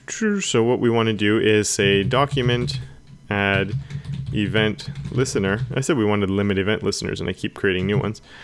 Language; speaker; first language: English; native; English